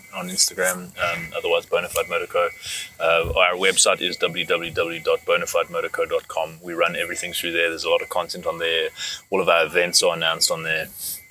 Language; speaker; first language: English; native; English